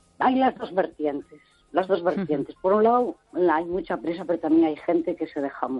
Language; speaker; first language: Spanish; native; Spanish